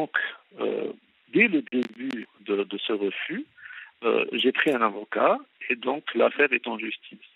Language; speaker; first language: French; non-native, local second language; Arabic